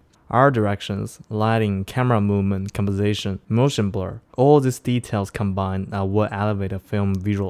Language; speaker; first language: English; non-native, fluent; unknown